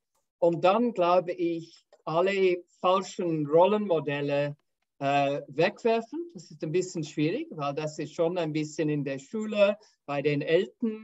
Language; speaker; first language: German; non-native, fluent; English